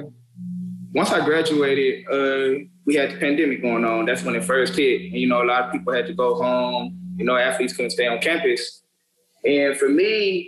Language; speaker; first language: English; native; English